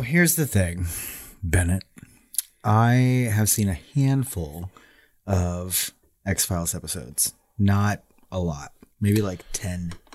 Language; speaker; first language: English; native; English